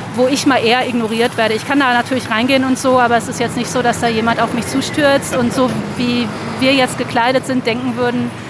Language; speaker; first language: German; native; German